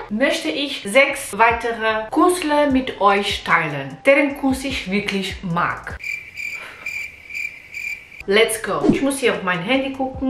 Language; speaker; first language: German; non-native, learner; Portuguese